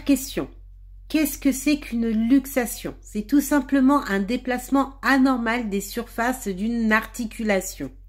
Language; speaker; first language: French; native; French